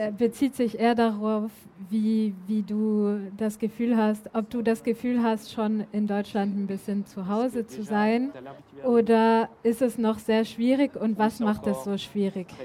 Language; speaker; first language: German; native; German